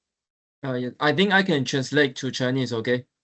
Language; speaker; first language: English; non-native, learner; Chinese